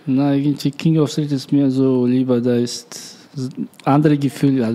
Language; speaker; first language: German; non-native, learner; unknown